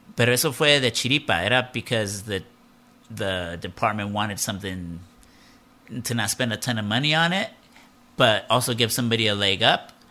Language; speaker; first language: English; early bilingual, other home language; Spanish